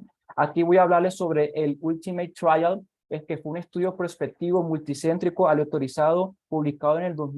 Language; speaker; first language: Spanish; native; Spanish